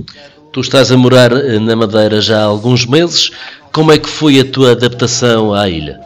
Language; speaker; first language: Portuguese; native; Portuguese